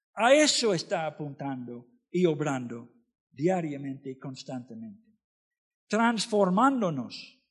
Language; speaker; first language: Spanish; non-native, fluent; English